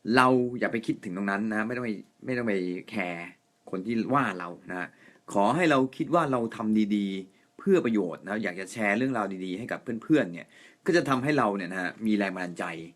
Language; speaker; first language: Thai; non-native, fluent; Japanese